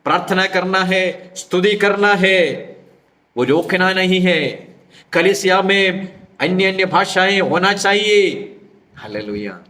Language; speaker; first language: Hindi; non-native, local second language; Malayalam